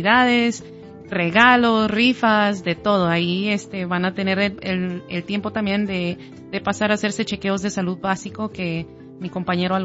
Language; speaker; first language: Spanish; native; Spanish